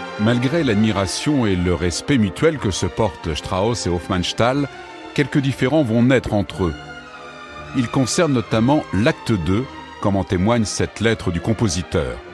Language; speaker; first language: French; native; French